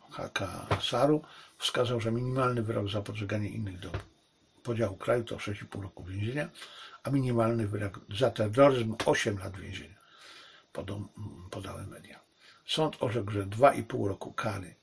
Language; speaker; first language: Polish; native; Polish